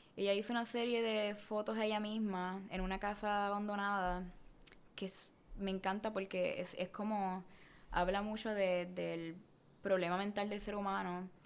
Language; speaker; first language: Spanish; native; Spanish